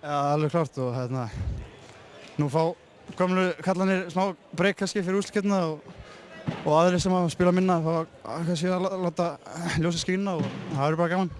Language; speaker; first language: Icelandic; native; Icelandic